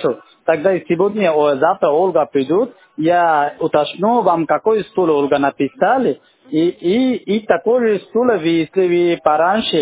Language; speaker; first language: Russian; non-native, learner; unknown